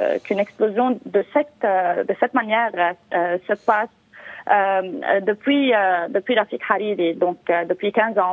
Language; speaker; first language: French; non-native, local second language; Arabic